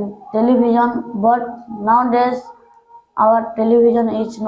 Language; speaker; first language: English; non-native, learner; Hindi